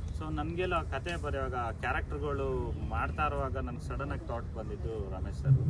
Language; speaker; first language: Kannada; native; Kannada